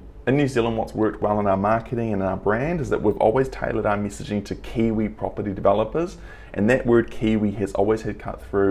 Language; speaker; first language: English; native; English